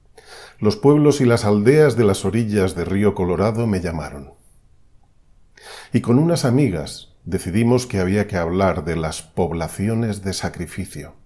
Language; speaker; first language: Spanish; native; Spanish